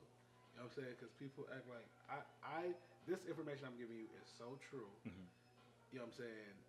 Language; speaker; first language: English; native; English